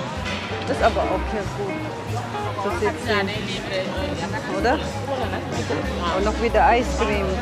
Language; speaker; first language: German; non-native, learner; Filipino